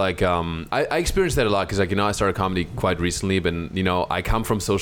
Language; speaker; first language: English; non-native, fluent; German